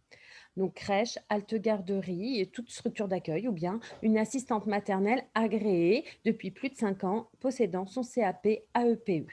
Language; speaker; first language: French; native; French